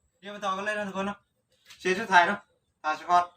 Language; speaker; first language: Thai; non-native, local second language; Northeastern Thai